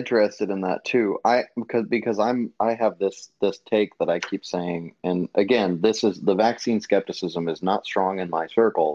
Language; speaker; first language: English; native; English